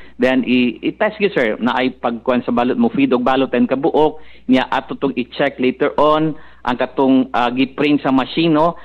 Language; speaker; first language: Cebuano; non-native, local second language; Maranao